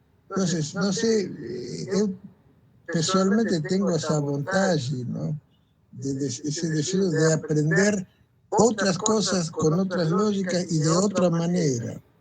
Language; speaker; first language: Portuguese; non-native, fluent; Spanish